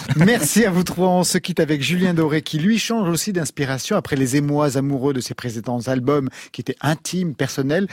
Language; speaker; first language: French; native; French